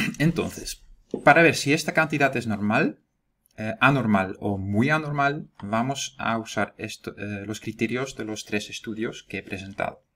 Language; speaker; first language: Spanish; non-native, fluent; Dutch